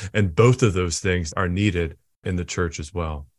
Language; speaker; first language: English; native; English